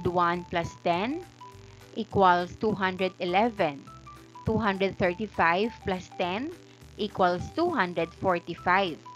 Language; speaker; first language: English; non-native, local second language; Filipino